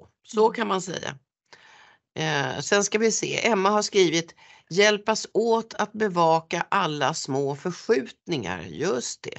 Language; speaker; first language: Swedish; native; Swedish